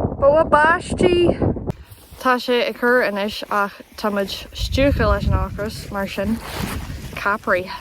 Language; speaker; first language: Irish; non-native, local second language; English